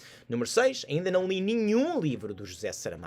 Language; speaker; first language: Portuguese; non-native, fluent; English